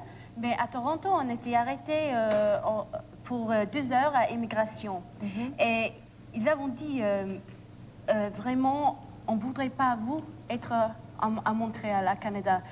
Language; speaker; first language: French; non-native, learner; English